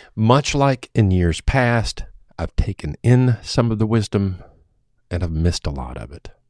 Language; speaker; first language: English; native; English